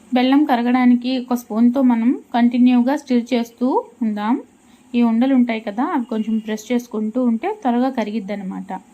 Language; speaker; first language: Telugu; non-native, local second language; Urdu